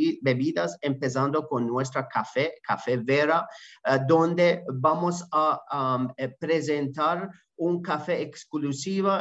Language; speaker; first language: Spanish; non-native, learner; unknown